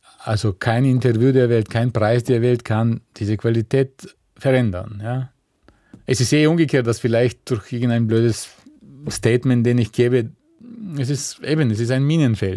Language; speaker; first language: German; non-native, fluent; Bulgarian